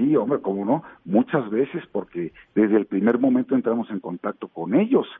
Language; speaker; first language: Spanish; native; Spanish